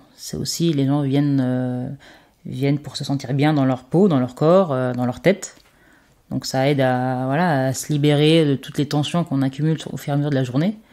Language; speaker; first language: French; native; French